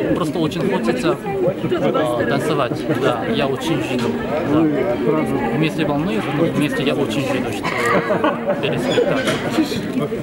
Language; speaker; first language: Russian; non-native, learner; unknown